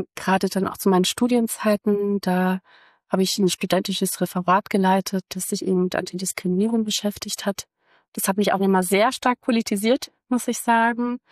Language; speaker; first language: German; early bilingual, other home language; Croatian